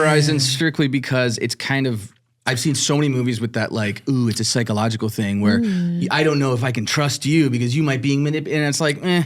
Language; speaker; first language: English; native; English